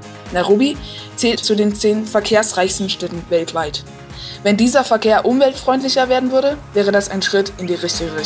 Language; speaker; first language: German; native; German